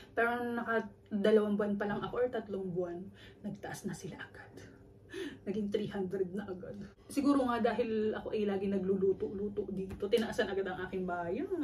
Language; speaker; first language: Filipino; native; Filipino